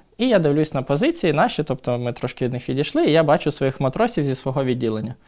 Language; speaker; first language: Ukrainian; non-native, local second language; Russian